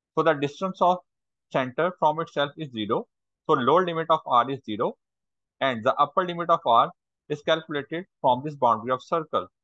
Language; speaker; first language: English; non-native, local second language; Urdu